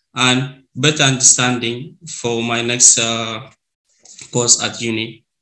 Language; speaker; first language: English; non-native, learner; Arabic